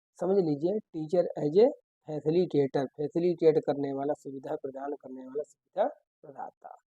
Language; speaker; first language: Hindi; native; Hindi